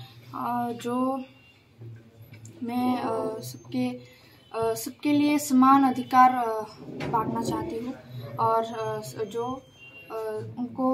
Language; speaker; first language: Hindi; non-native, local second language; Bangla